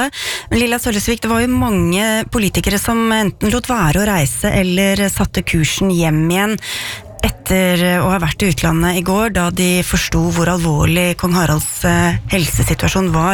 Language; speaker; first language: Norwegian; native; Norwegian